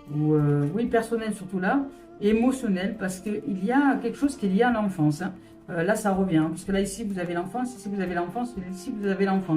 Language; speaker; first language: French; native; French